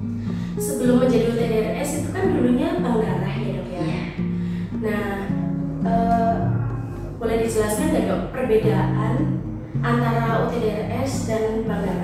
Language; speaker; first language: Indonesian; native; Indonesian